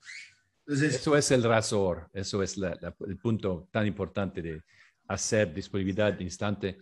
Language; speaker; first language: Spanish; non-native, fluent; French